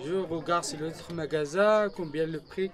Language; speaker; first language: French; non-native, learner; Arabic